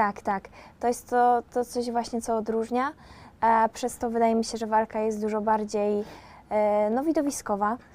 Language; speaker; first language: Polish; native; Polish